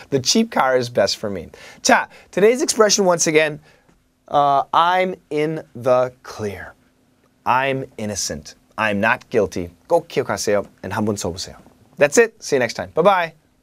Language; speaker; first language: English; native; English